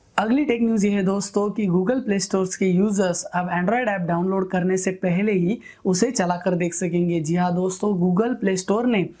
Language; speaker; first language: Hindi; non-native, local second language; Marathi